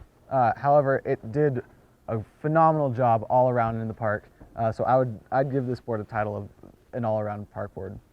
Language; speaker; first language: English; native; English